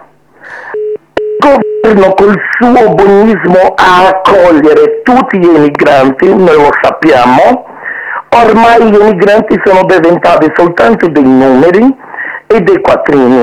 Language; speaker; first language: Italian; non-native, fluent; Portuguese